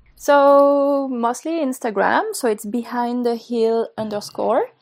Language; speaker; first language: English; non-native, fluent; French